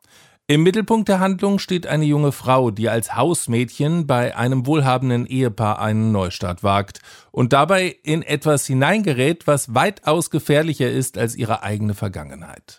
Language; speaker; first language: German; native; German